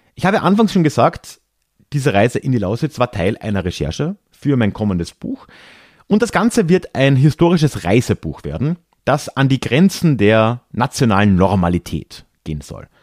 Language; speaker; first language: German; native; German